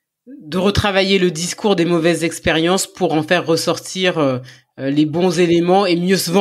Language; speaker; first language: French; native; French